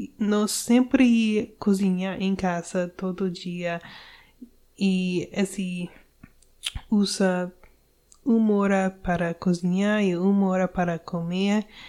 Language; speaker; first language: Portuguese; non-native, learner; English